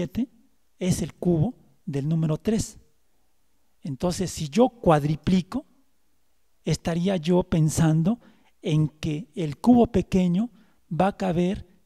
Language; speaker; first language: Spanish; native; Spanish